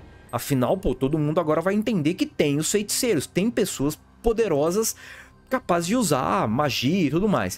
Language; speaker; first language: Portuguese; native; Portuguese